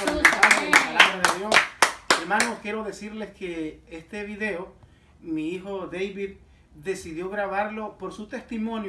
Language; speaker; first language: Spanish; native; Spanish